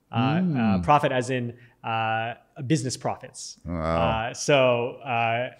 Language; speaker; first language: English; native; English